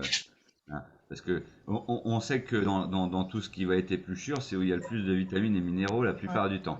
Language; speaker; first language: French; native; French